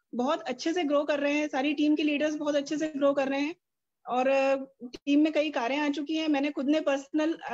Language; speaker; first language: Hindi; native; Hindi